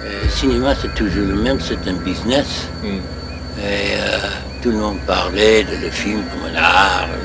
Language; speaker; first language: French; non-native, learner; English